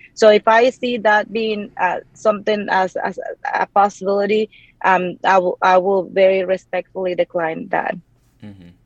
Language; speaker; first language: English; non-native, fluent; Spanish